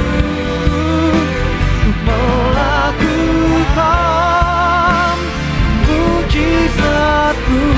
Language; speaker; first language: Indonesian; native; Indonesian